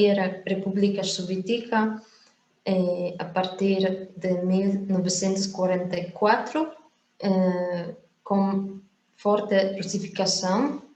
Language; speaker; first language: Portuguese; non-native, fluent; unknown